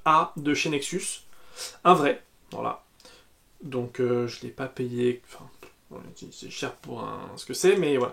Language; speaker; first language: French; native; French